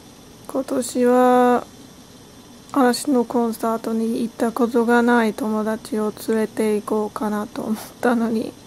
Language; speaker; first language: Japanese; non-native, learner; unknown